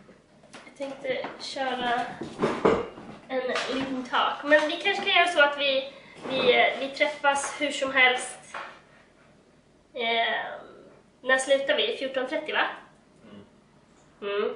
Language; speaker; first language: Swedish; native; Swedish